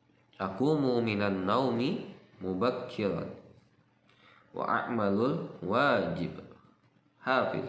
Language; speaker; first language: Arabic; non-native, fluent; Indonesian